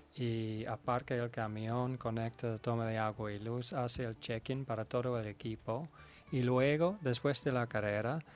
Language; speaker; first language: Spanish; non-native, fluent; Dutch